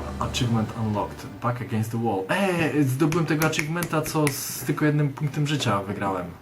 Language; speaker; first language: Polish; native; Polish